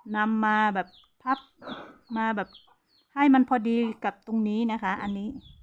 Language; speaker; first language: Thai; non-native, local second language; Hmong